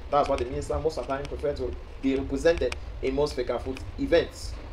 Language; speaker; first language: English; non-native, local second language; French